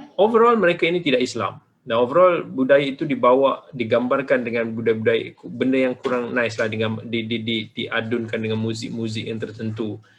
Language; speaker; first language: Malay; native; Malay